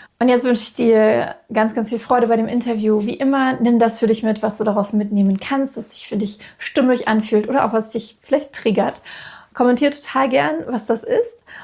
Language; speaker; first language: German; native; German